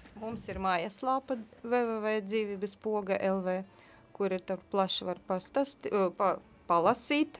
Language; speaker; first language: Latvian; non-native, local second language; Russian